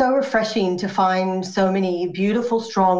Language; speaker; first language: English; native; English